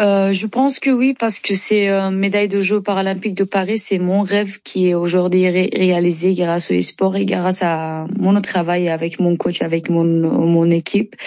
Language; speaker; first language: French; non-native, learner; Persian